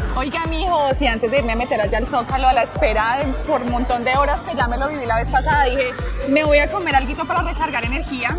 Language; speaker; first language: Spanish; native; Spanish